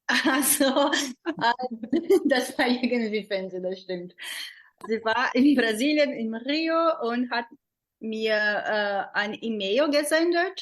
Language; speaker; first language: German; non-native, fluent; Portuguese